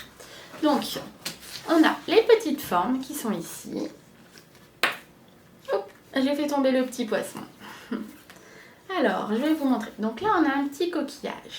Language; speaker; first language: French; native; French